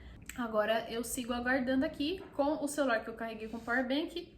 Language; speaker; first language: Portuguese; native; Portuguese